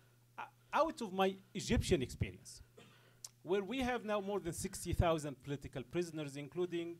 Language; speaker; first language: English; non-native, fluent; Arabic